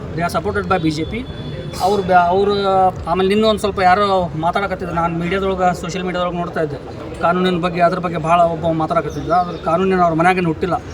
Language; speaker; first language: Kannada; native; Kannada